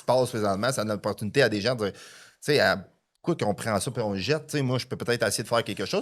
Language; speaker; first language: French; native; French